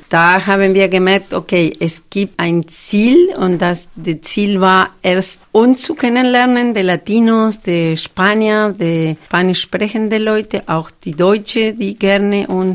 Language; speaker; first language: German; non-native, fluent; Spanish